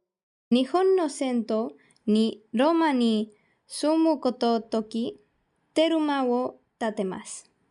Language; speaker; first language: Japanese; non-native, learner; Galician